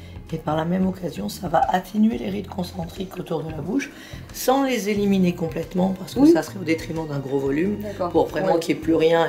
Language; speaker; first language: French; native; French